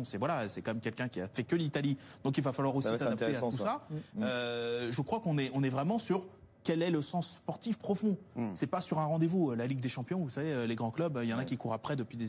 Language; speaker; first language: French; native; French